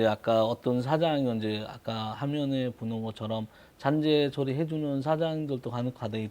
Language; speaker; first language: Korean; non-native, fluent; Bangla